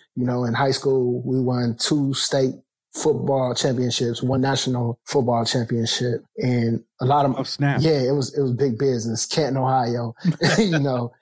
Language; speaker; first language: English; native; English